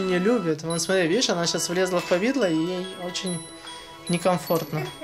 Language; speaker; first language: Russian; native; Russian